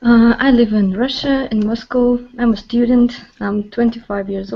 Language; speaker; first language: English; non-native, learner; Russian